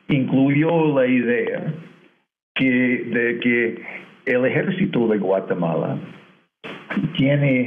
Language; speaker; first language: Spanish; non-native, fluent; English